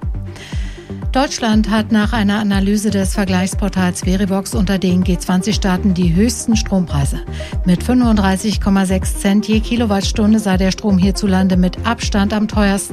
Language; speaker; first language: German; native; German